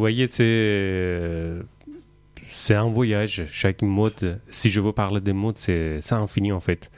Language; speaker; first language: French; non-native, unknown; Persian